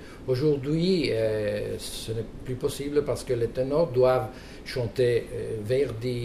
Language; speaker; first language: French; non-native, fluent; Italian